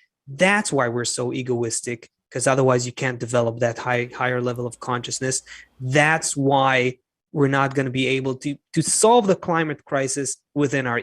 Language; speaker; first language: English; non-native, fluent; Hebrew